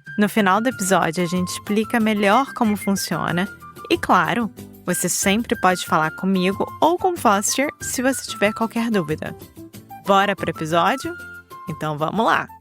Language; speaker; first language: Portuguese; native; Portuguese